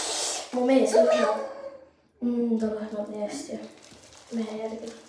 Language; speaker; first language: Estonian; early bilingual, heritage; Estonian